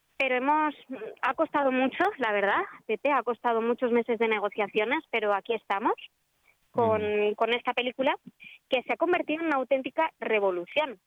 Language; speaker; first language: Spanish; native; Spanish